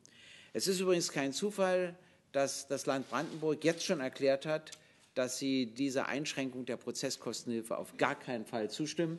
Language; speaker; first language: German; native; German